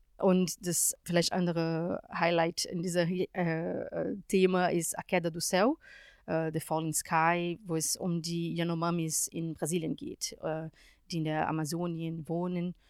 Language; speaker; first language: German; non-native, fluent; Portuguese